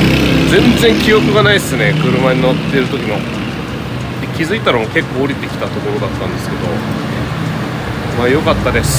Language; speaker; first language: Japanese; native; Japanese